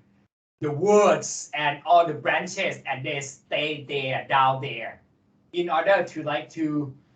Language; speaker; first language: English; non-native, local second language; Thai